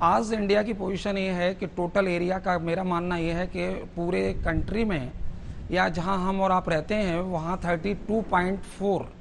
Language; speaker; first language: Hindi; native; Hindi